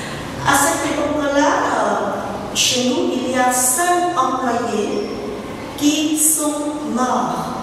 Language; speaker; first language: French; non-native, fluent; Vietnamese